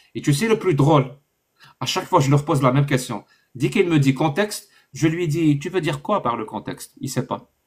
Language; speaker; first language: French; non-native, local second language; Arabic